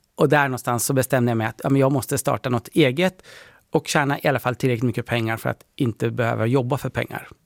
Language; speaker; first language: Swedish; early bilingual, other home language; Persian